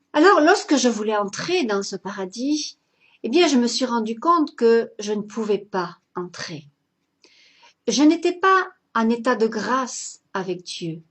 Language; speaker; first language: French; native; French